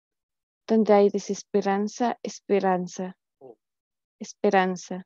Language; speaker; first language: Spanish; native; Spanish